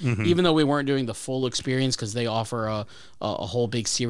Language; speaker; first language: English; native; English